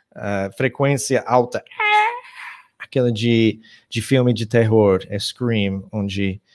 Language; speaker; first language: Portuguese; non-native, fluent; English